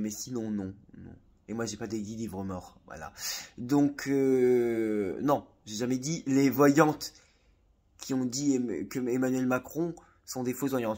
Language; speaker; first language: French; native; French